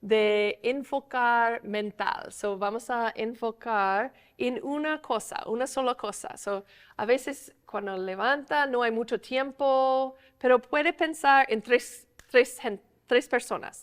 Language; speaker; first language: Spanish; non-native, fluent; English